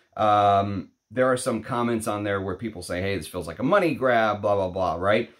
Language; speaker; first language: English; non-native, fluent; Arabic